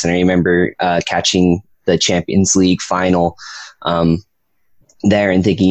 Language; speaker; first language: English; native; English